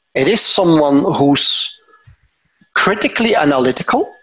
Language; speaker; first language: English; non-native, fluent; Dutch